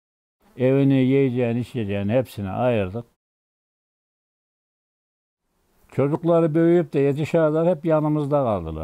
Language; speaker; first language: Turkish; native; Turkish